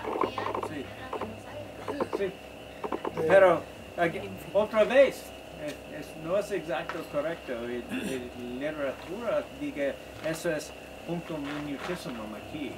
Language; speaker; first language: Spanish; non-native, learner; English